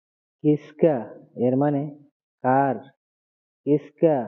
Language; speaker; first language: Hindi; non-native, learner; Bangla